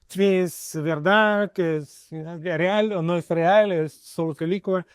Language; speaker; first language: Spanish; non-native, learner; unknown